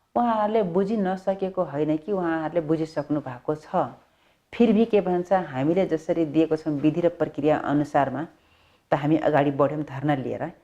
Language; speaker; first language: Nepali; non-native, local second language; Dangaura Tharu